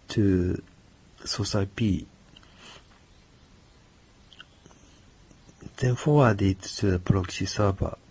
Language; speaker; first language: English; non-native, learner; Japanese